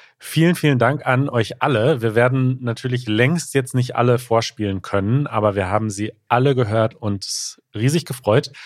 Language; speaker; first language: German; native; German